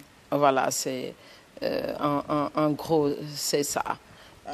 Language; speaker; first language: French; non-native, local second language; Wolof